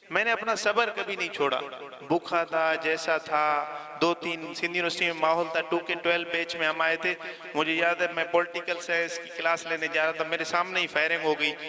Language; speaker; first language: Urdu; non-native, local second language; Saraiki